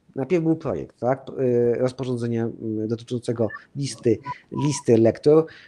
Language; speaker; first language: Polish; early bilingual, heritage; Polish